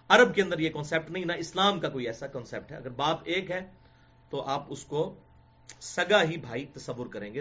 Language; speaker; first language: Urdu; non-native, local second language; Punjabi